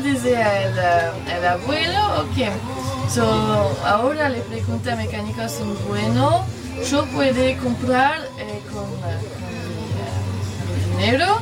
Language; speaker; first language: Spanish; non-native, learner; French